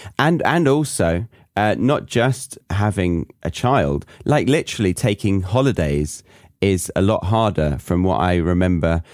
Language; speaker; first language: English; native; English